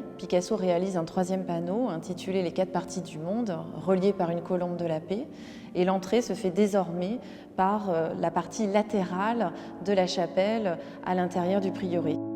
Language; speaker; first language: French; native; French